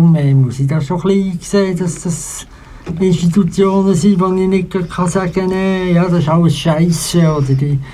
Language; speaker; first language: German; native; German